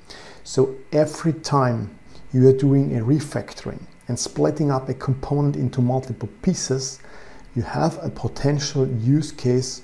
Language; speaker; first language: English; non-native, fluent; German